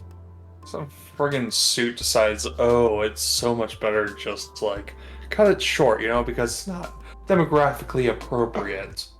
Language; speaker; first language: English; native; English